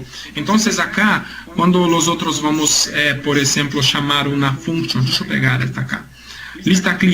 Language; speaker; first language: Spanish; non-native, learner; Portuguese